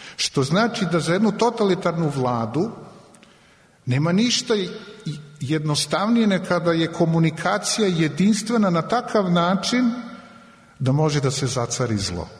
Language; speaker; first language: Serbian; native; Serbian